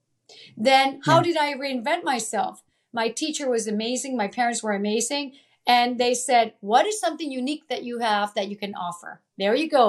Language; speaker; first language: English; early bilingual, other home language; Italian